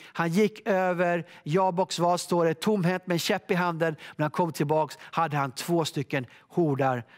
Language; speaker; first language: Swedish; native; Swedish